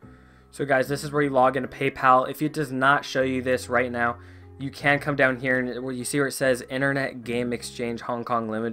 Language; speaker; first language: English; native; English